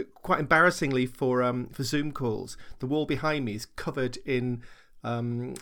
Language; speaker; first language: English; native; English